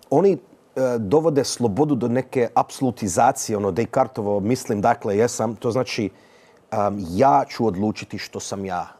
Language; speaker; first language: Serbian; early bilingual, heritage; Serbian